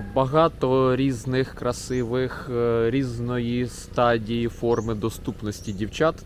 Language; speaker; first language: Ukrainian; native; Ukrainian